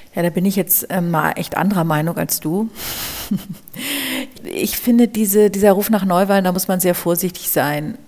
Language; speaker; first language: German; native; German